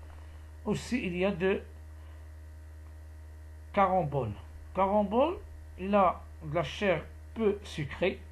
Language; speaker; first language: French; non-native, local second language; Arabic